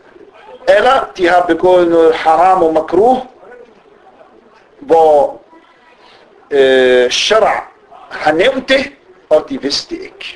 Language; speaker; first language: Danish; early bilingual, other home language; Arabic